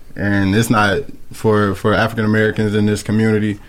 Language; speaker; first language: English; native; English